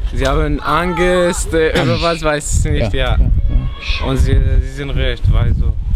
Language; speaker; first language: German; non-native, learner; Kurdish